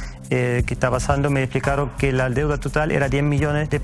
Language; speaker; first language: Spanish; native; Spanish